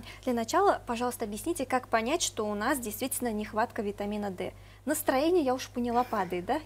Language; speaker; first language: Russian; native; Russian